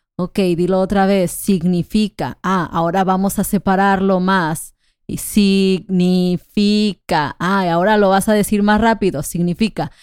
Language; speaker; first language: Spanish; non-native, fluent; English